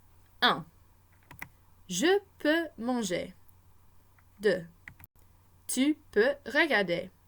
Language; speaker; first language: French; non-native, fluent; English